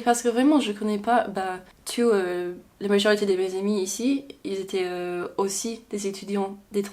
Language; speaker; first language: French; non-native, fluent; English